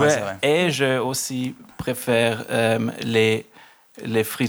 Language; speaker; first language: French; non-native, local second language; German